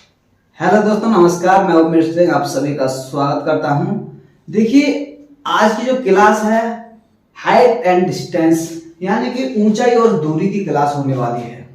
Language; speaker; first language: Hindi; native; Hindi